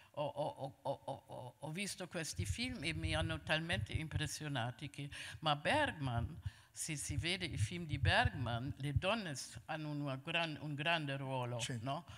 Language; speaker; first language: Italian; non-native, fluent; German